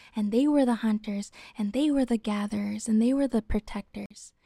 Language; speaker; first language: English; native; English